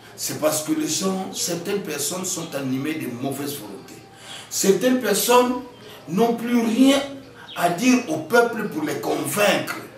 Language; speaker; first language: French; non-native, local second language; Kongo